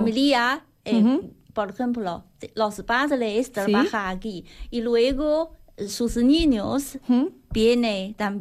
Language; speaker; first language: Spanish; non-native, learner; Chinese